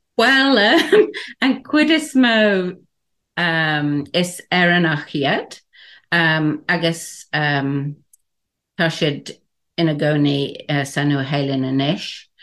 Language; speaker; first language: Irish; non-native, learner; English